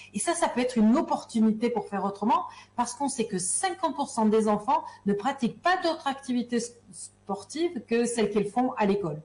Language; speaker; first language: French; native; French